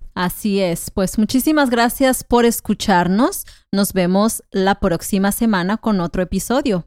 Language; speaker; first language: Spanish; non-native, fluent; English